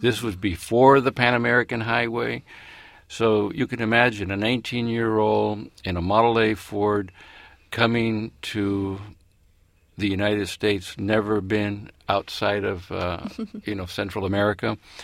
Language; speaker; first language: English; early bilingual, other home language; Spanish